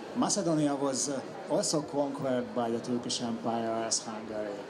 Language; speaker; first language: English; non-native, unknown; Hungarian